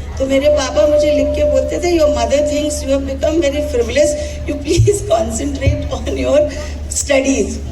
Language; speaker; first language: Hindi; non-native, local second language; Odia